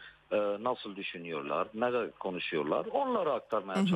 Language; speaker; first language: Turkish; non-native, fluent; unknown